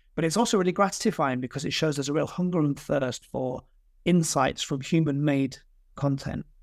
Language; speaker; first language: English; native; English